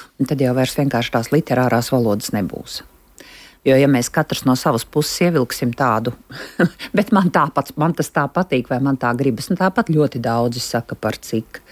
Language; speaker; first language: Latvian; native; Latvian